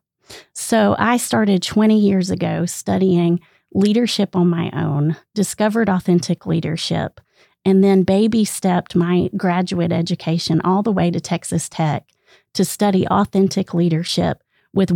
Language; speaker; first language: English; native; English